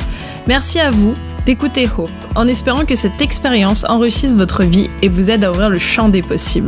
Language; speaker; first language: French; native; French